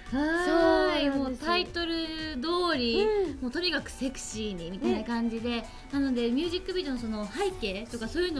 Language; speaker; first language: Japanese; native; Japanese